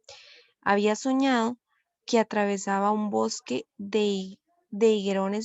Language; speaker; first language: Spanish; native; Spanish